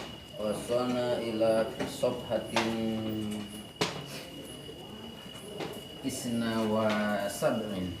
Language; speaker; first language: Arabic; non-native, learner; Indonesian